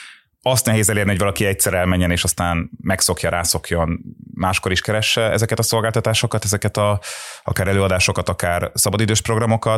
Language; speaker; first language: Hungarian; native; Hungarian